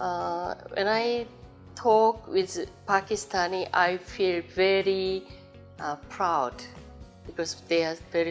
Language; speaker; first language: English; non-native, learner; Korean